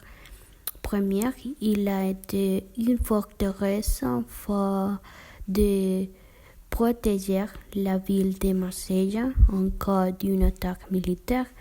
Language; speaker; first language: French; non-native, learner; Spanish